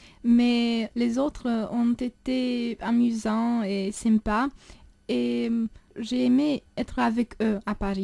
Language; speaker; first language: French; non-native, fluent; Romanian